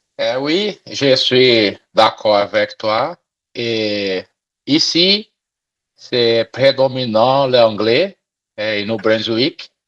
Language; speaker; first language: French; non-native, learner; Portuguese